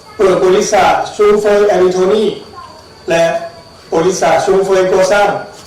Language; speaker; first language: Lao; non-native, learner; Chinese